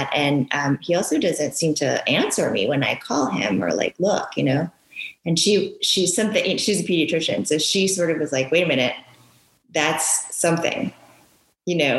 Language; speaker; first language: English; early bilingual, other home language; Japanese